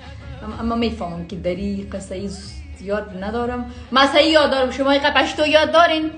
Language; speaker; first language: Persian; non-native, local second language; Pashto